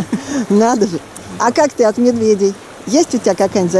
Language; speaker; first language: Russian; native; Russian